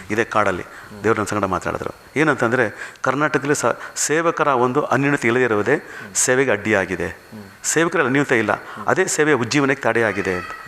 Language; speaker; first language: Kannada; non-native, local second language; Tamil